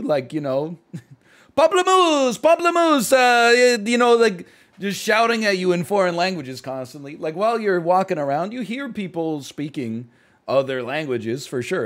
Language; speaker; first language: English; native; English